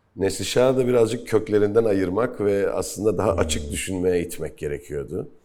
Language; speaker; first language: Turkish; native; Turkish